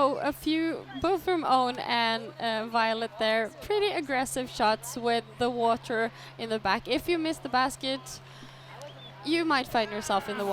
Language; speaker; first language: English; non-native, fluent; Norwegian